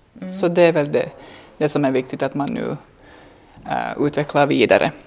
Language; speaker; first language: Swedish; native; Swedish